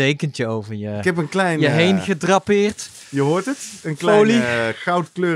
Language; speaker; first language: Dutch; native; Dutch